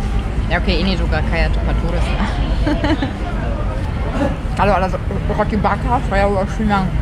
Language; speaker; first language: Indonesian; non-native, fluent; German